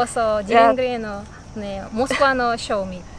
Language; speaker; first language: Japanese; non-native, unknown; Bashkir